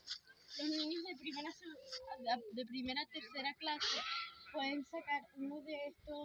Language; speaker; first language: Spanish; early bilingual, heritage; Spanish